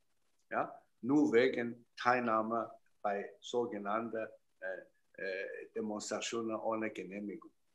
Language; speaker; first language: German; non-native, fluent; Chinese